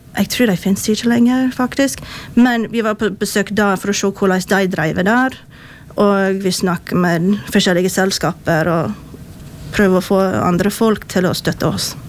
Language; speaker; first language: Norwegian; non-native, fluent; English